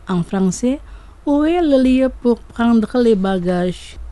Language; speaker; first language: French; non-native, fluent; Indonesian